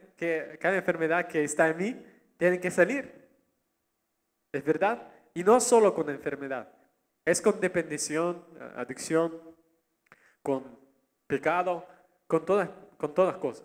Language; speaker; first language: Spanish; non-native, learner; Russian